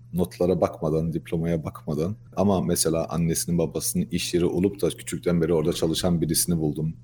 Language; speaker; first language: Turkish; early bilingual, heritage; Turkish